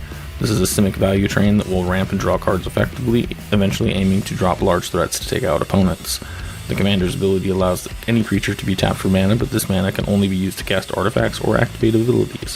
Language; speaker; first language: English; native; English